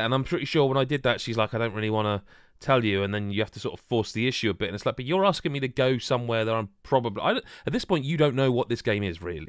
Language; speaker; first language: English; native; English